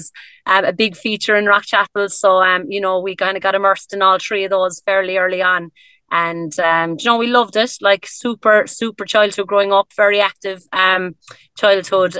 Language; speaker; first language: English; native; English